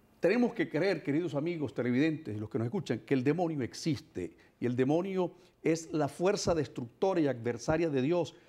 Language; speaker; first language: Spanish; native; Spanish